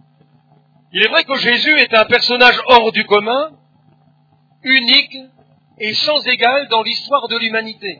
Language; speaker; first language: French; native; French